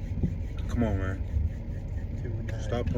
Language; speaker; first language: English; native; English